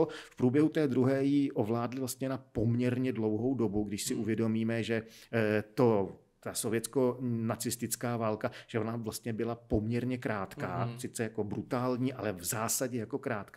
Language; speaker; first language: Czech; native; Czech